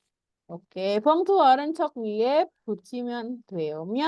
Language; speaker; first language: Korean; non-native, fluent; Indonesian